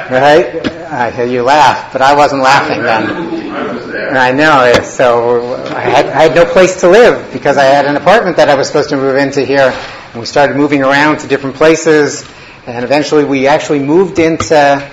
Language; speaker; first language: English; native; English